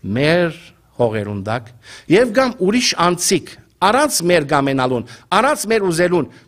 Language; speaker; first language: Armenian; native; Armenian